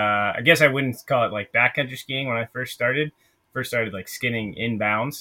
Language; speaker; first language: English; native; English